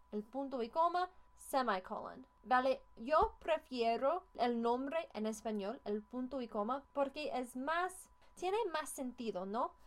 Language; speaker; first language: Spanish; non-native, fluent; English